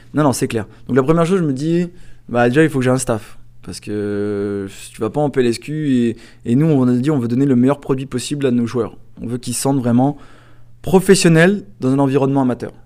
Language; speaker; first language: French; native; French